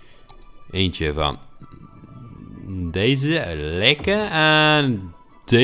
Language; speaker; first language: Dutch; native; Dutch